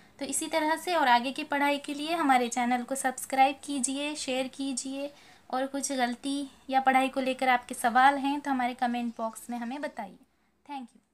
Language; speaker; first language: Hindi; native; Hindi